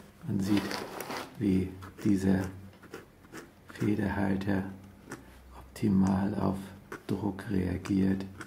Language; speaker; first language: German; native; German